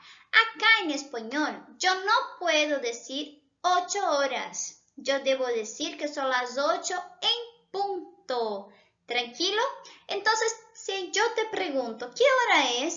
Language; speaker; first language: Spanish; non-native, fluent; Portuguese